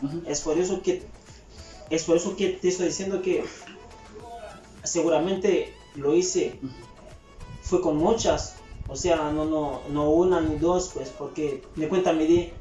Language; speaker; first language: Spanish; non-native, fluent; Haitian Creole